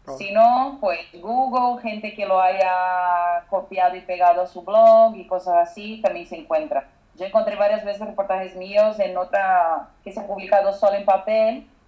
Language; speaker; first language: Spanish; non-native, fluent; Portuguese